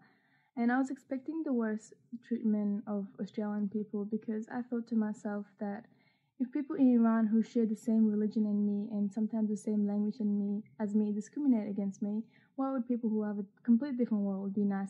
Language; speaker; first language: English; early bilingual, other home language; Persian